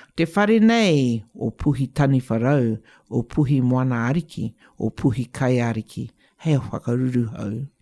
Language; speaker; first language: Māori; native; Māori